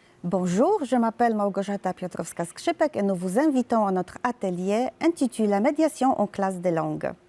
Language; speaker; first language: French; non-native, fluent; Polish